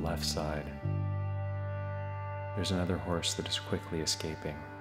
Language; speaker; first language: English; native; English